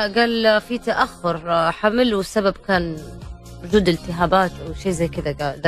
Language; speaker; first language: Arabic; native; Arabic